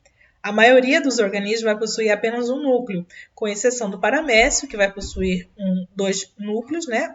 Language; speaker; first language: Portuguese; native; Portuguese